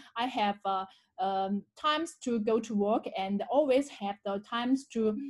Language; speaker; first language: English; non-native, learner; Chinese